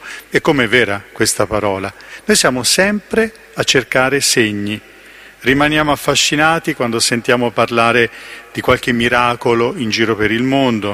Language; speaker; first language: Italian; native; Italian